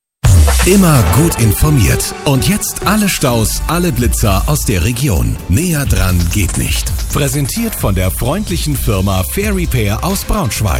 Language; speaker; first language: German; native; German